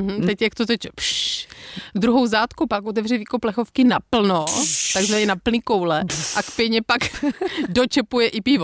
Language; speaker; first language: Czech; native; Czech